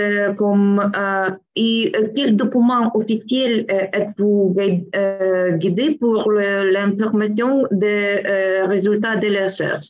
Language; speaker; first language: French; non-native, learner; Ukrainian